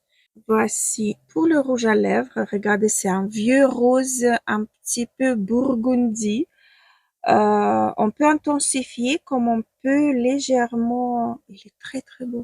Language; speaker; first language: French; non-native, fluent; Ukrainian